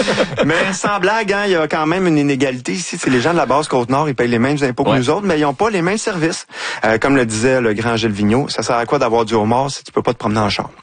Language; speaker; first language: French; native; French